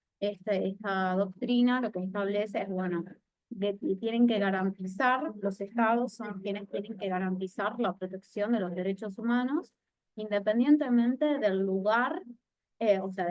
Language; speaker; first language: Spanish; native; Spanish